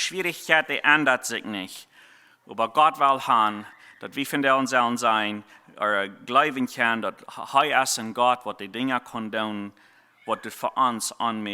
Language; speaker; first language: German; non-native, learner; Plautdietsch